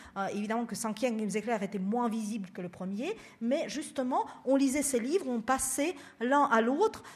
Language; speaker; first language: French; non-native, fluent; Russian